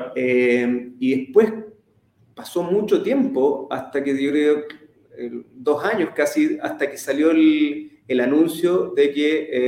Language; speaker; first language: Spanish; native; Spanish